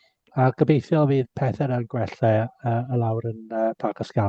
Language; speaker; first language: Welsh; non-native, fluent; English